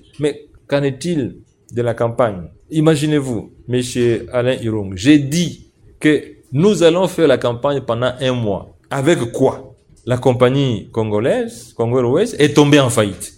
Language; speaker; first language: French; non-native, local second language; Swahili